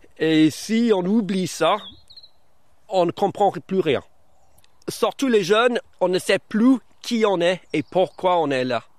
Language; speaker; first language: French; early bilingual, other home language; English